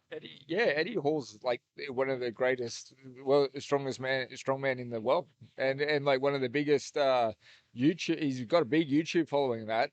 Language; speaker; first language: English; native; English